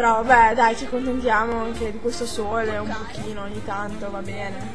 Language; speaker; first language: Italian; native; Italian